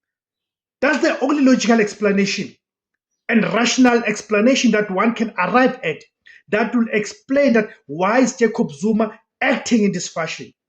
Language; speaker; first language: English; non-native, local second language; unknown